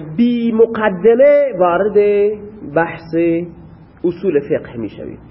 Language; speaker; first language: Persian; non-native, local second language; Baluchi